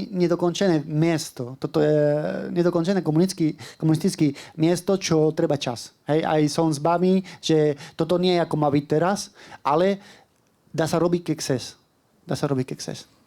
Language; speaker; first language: Slovak; non-native, learner; Spanish